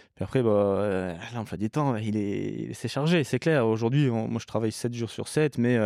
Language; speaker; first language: French; early bilingual, other home language; English